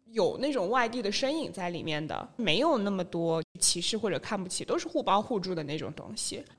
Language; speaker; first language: Chinese; native; Chinese